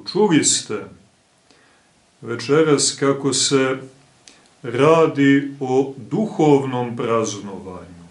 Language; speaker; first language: Serbian; native; Serbian